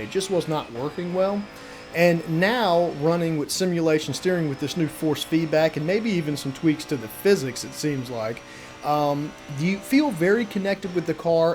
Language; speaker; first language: English; native; English